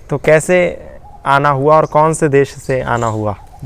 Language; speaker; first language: Hindi; native; Hindi